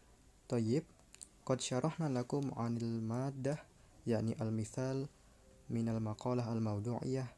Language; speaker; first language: Arabic; non-native, learner; Indonesian